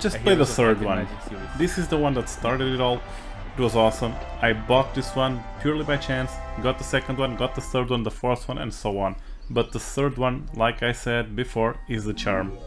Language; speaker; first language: English; non-native, fluent; Portuguese